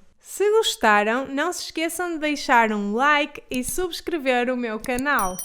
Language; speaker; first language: Portuguese; native; Portuguese